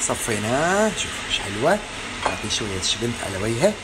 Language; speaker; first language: Arabic; native; Arabic